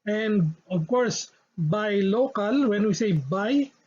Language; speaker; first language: English; non-native, local second language; Filipino